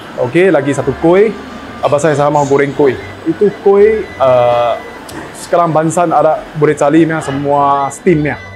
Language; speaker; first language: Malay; non-native, local second language; Chinese